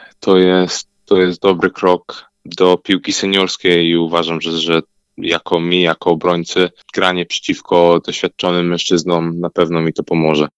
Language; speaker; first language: Polish; early bilingual, heritage; Polish